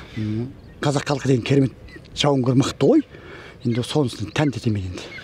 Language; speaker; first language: Kazakh; early bilingual, heritage; Kazakh